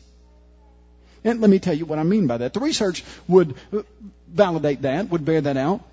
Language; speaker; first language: English; native; English